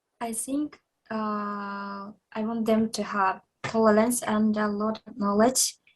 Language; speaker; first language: English; non-native, fluent; Japanese